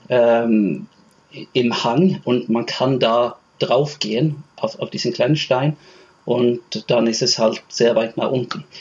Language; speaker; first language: German; non-native, fluent; Norwegian